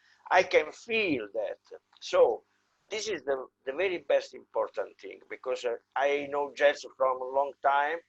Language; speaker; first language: English; non-native, fluent; Italian